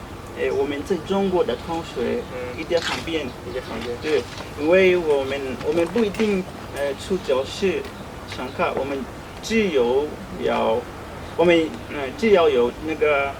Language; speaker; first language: Chinese; non-native, learner; Swahili